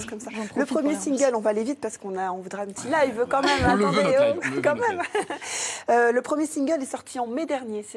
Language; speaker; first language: French; native; French